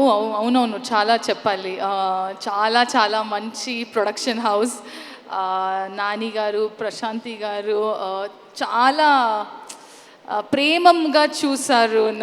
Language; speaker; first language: Telugu; non-native, learner; Kannada